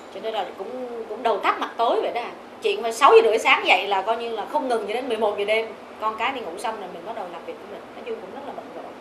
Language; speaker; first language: Vietnamese; native; Vietnamese